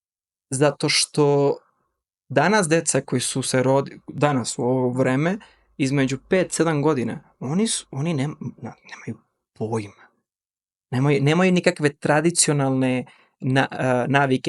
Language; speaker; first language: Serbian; early bilingual, heritage; Serbian